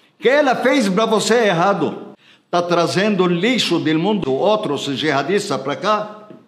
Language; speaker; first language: Portuguese; non-native, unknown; Arabic